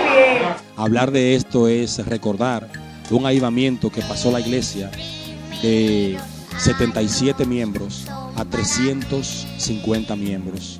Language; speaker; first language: Spanish; native; Spanish